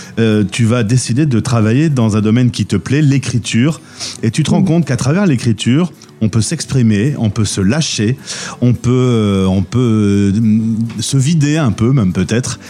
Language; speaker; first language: French; native; French